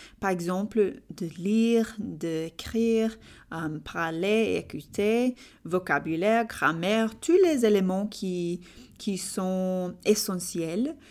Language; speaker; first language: French; non-native, learner; English